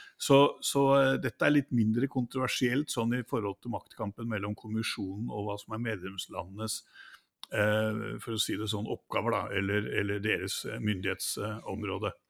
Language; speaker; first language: Norwegian; native; Norwegian